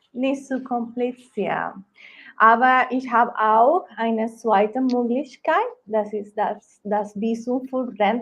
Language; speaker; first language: German; non-native, learner; Spanish